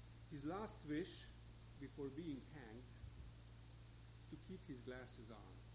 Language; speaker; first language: English; non-native, fluent; Hungarian